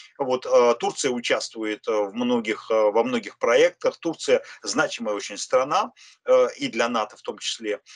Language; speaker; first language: Russian; native; Russian